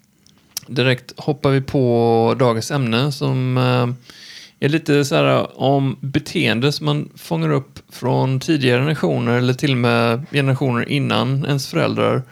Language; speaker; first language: Swedish; native; Swedish